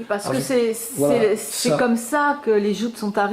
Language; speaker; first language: French; native; French